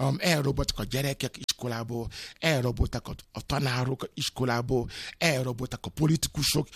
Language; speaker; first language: Hungarian; non-native, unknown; Yoruba